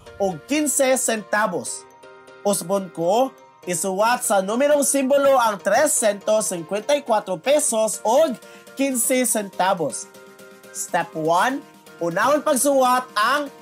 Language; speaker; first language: Cebuano; native; Cebuano